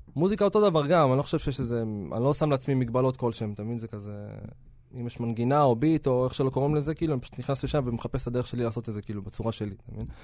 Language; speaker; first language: Hebrew; native; Hebrew